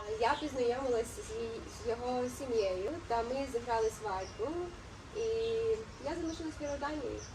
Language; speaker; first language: Ukrainian; non-native, local second language; Russian